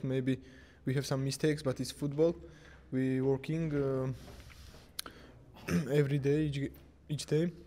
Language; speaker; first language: English; non-native, learner; Georgian